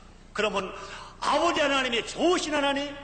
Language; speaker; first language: Korean; native; Korean